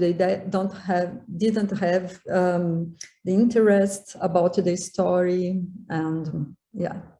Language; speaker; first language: English; non-native, learner; Portuguese